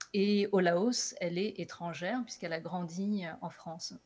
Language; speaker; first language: French; native; French